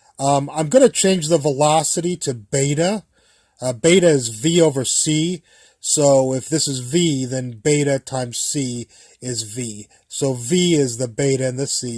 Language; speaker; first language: English; native; English